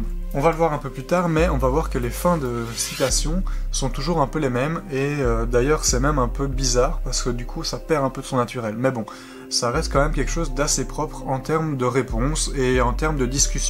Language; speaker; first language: French; native; French